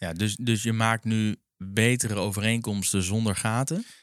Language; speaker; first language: Dutch; native; Dutch